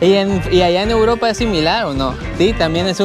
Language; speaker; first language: Spanish; native; Spanish